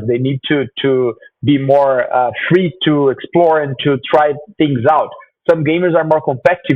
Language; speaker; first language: English; non-native, fluent; Portuguese